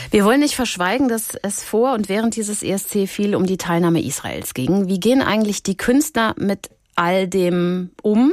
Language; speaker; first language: German; native; German